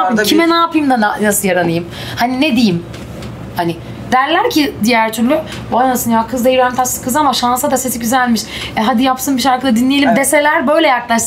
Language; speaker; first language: Turkish; native; Turkish